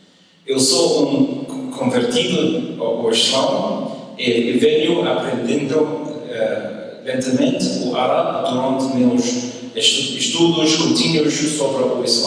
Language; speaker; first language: Portuguese; early bilingual, heritage; English